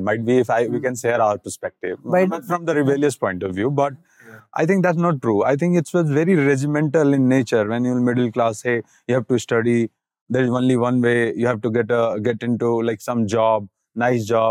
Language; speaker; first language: English; non-native, local second language; Bhojpuri